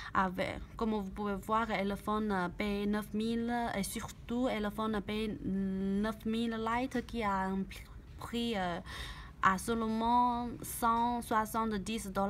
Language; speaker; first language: French; non-native, learner; Chinese